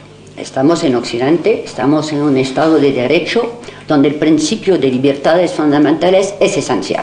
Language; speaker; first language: Spanish; non-native, fluent; French